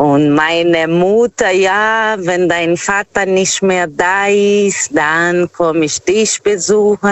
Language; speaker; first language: German; non-native, fluent; Portuguese